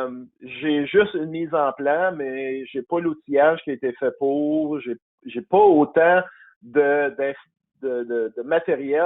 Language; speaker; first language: French; native; French